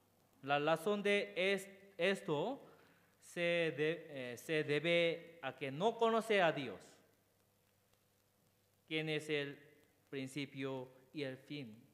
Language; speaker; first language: Spanish; non-native, learner; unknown